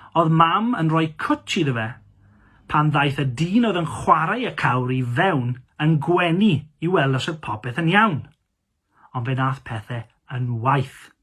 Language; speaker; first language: Welsh; non-native, local second language; English